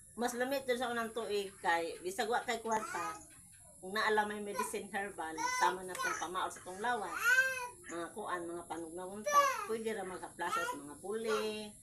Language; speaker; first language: Cebuano; native; Cebuano